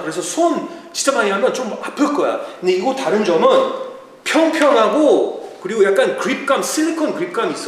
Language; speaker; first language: Korean; early bilingual, heritage; Korean